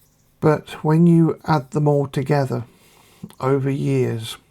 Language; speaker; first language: English; native; English